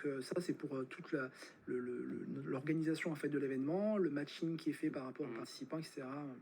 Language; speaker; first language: French; native; French